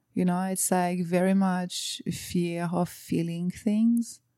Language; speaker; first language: English; non-native, fluent; French